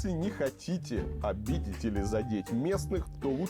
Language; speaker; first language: Russian; native; Russian